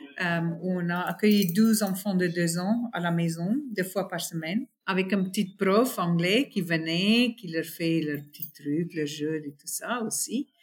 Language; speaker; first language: French; non-native, fluent; Afrikaans